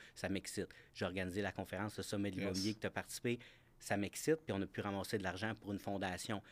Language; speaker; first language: French; native; French